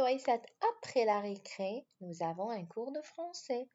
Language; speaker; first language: French; non-native, fluent; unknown